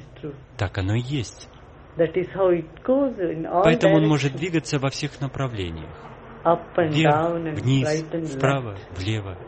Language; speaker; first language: Russian; native; Russian